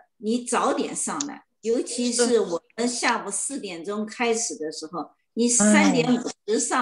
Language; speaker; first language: Chinese; native; Chinese